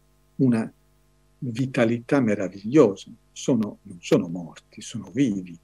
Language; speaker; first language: Italian; native; Italian